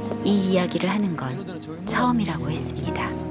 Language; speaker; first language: Korean; native; Korean